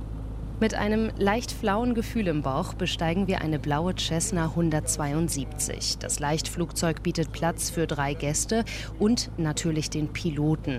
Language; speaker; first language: German; native; German